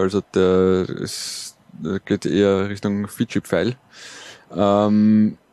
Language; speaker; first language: German; native; German